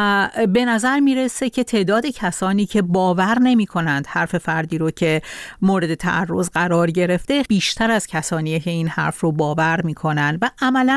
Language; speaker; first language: Persian; native; Persian